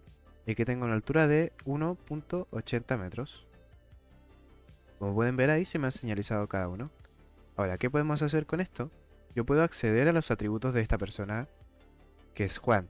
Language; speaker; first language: Spanish; native; Spanish